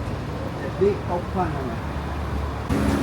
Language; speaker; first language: English; non-native, learner; Spanish